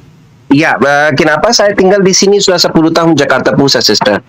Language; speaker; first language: Indonesian; non-native, learner; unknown